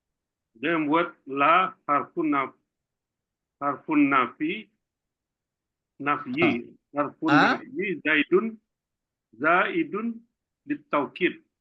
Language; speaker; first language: Arabic; non-native, learner; Indonesian